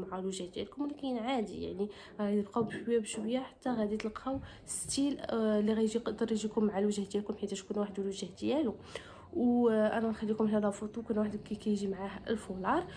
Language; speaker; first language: Arabic; native; Arabic